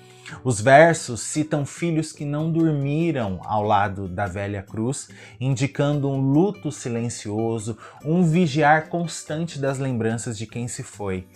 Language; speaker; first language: Portuguese; native; Portuguese